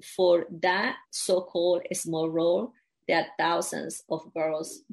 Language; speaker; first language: English; non-native, fluent; Spanish